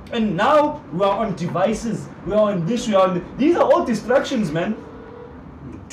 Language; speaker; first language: English; non-native, local second language; Xhosa